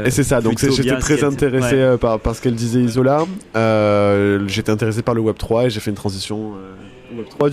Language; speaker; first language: French; native; French